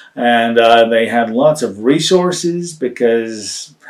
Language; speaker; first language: English; native; English